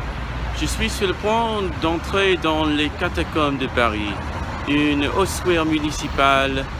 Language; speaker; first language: French; non-native, learner; English